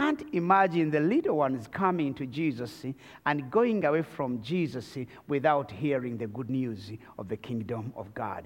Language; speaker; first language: English; non-native, local second language; Kinyarwanda